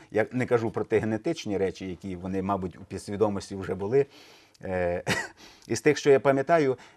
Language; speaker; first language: Ukrainian; native; Ukrainian